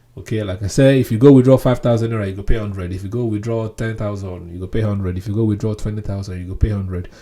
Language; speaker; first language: Nigerian Pidgin; non-native, local second language; Yoruba